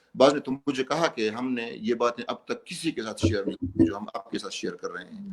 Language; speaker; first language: Urdu; non-native, local second language; Pashto